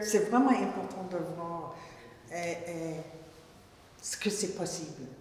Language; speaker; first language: French; non-native, fluent; English